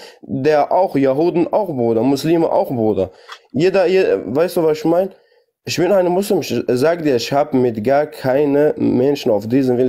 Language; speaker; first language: German; non-native, learner; Kurdish